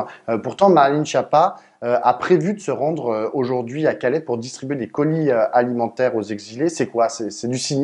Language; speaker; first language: French; native; French